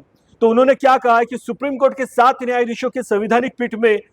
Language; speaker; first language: Hindi; non-native, local second language; Marathi